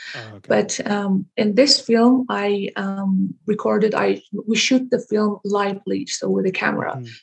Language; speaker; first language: English; non-native, fluent; Persian